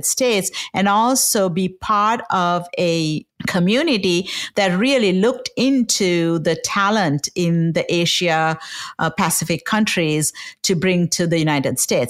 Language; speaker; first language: English; non-native, local second language; Sinhala